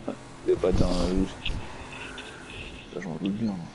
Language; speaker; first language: French; native; French